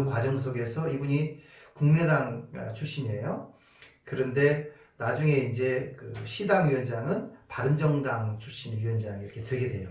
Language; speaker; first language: Korean; native; Korean